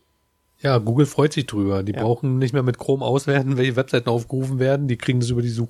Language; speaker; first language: German; native; German